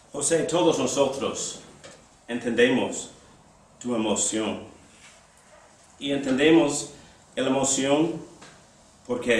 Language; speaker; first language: Spanish; non-native, fluent; English